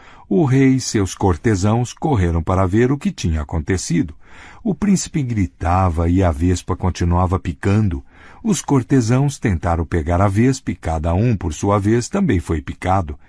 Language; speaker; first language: Portuguese; native; Portuguese